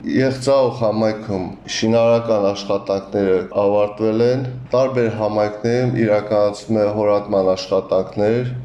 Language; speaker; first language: Armenian; native; Armenian